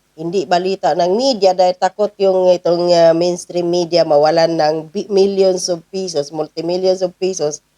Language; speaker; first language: Filipino; native; Filipino